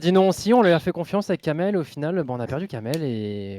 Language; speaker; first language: French; native; French